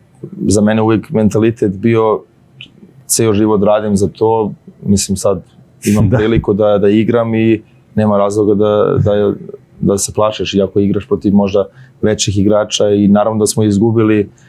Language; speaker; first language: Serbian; early bilingual, heritage; Serbian